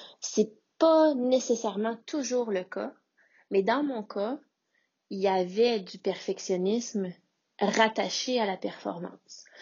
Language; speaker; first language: French; native; French